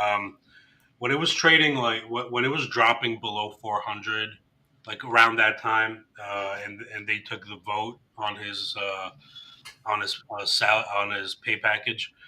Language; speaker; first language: English; native; English